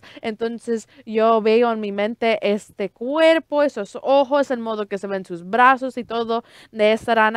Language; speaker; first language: Spanish; early bilingual, heritage; Spanish